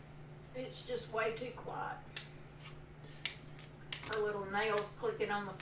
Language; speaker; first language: English; native; English